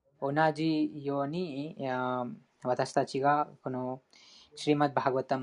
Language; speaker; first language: Japanese; non-native, fluent; Hindi